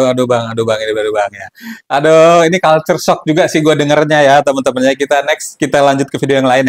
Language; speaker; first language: Indonesian; native; Indonesian